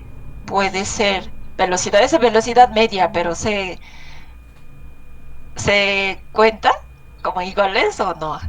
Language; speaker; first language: Spanish; non-native, learner; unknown